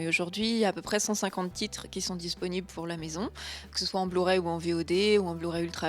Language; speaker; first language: French; native; French